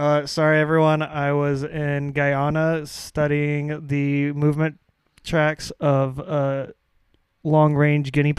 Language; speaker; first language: English; native; English